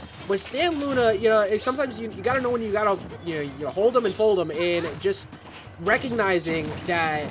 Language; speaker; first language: English; native; English